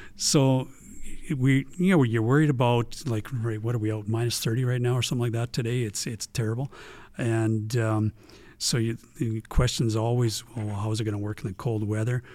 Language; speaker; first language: English; native; English